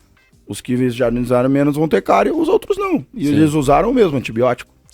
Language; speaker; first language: Portuguese; native; Portuguese